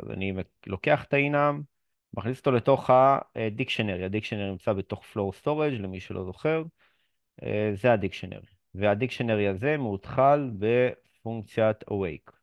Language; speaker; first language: Hebrew; native; Hebrew